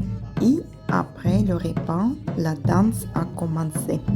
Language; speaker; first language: French; non-native, fluent; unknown